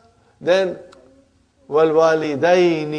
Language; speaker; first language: Arabic; non-native, fluent; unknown